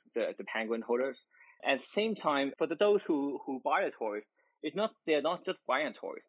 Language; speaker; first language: English; non-native, local second language; Cantonese